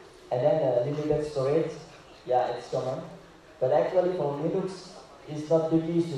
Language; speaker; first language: English; non-native, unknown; Indonesian